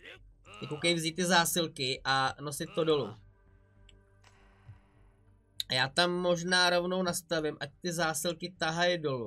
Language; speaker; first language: Czech; native; Czech